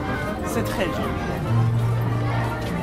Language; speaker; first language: French; non-native, learner; Dutch